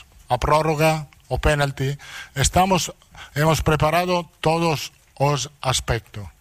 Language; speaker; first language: Portuguese; non-native, learner; Italian